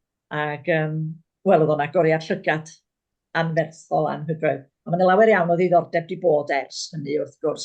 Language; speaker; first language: Welsh; native; Welsh